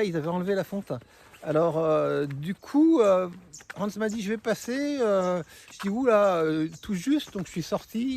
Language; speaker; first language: French; native; French